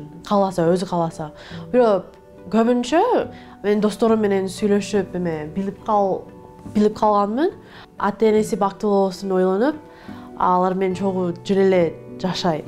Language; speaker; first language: Kyrgyz; non-native, learner; Korean